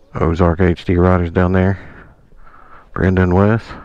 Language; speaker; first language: English; native; English